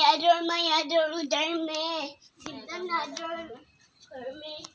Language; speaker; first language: Hindi; non-native, local second language; Khasi